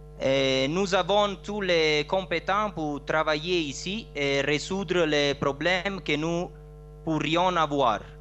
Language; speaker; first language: French; non-native, learner; Italian